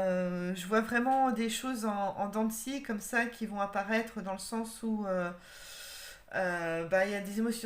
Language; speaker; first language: French; native; French